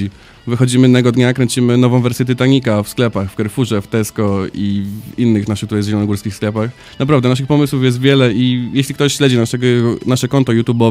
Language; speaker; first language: Polish; native; Polish